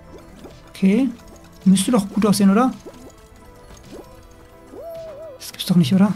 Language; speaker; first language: German; native; German